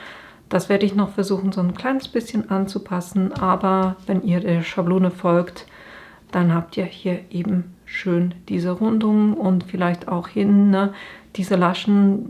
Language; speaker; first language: German; native; German